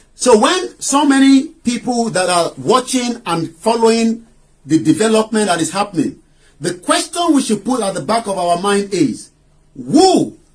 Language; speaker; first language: English; non-native, local second language; Yoruba